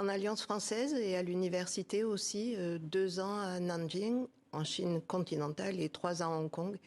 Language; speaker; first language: French; native; French